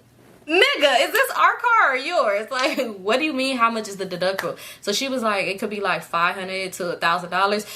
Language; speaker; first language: English; native; English